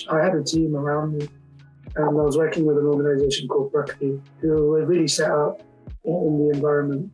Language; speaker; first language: English; native; English